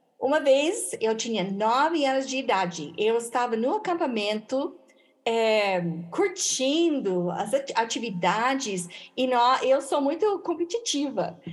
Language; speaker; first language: Portuguese; non-native, fluent; English